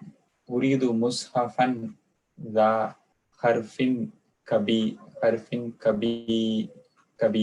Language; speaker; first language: Arabic; non-native, learner; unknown